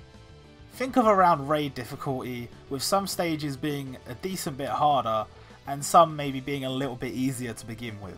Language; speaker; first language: English; native; English